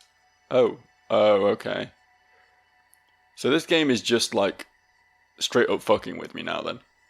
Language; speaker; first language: English; native; English